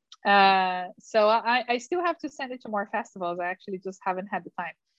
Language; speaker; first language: English; non-native, fluent; Portuguese